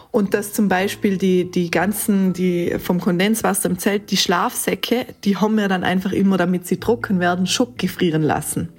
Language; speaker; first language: German; native; German